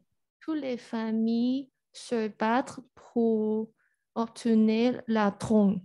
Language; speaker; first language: French; non-native, learner; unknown